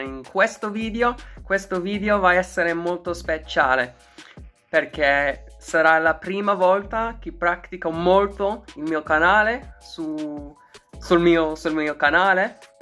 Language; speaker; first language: Italian; non-native, learner; English